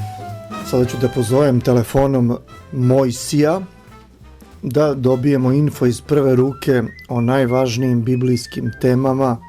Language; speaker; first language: Bosnian; native; Bosnian